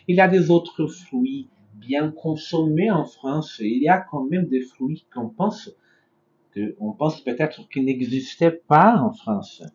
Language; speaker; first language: French; non-native, fluent; Portuguese